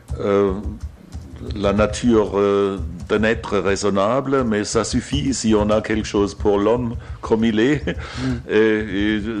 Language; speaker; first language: French; non-native, fluent; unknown